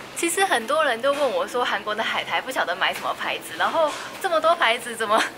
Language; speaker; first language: Chinese; native; Chinese